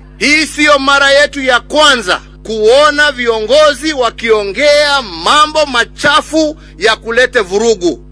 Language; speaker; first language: Swahili; non-native, local second language; Kikuyu